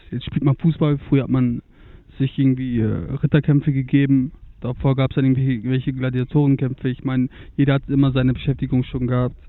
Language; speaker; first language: German; early bilingual, other home language; Turkish